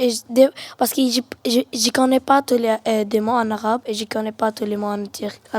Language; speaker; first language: French; early bilingual, other home language; Turkish